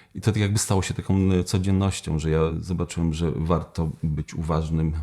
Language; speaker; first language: Polish; native; Polish